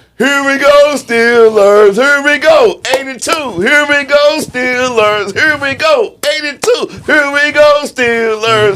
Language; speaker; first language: English; native; English